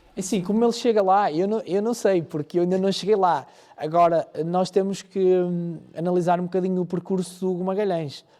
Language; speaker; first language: Portuguese; native; Portuguese